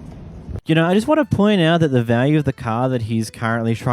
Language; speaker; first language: English; native; English